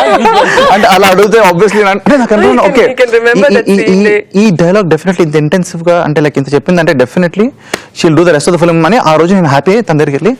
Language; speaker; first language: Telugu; native; Telugu